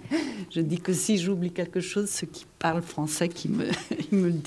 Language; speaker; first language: French; non-native, fluent; Catalan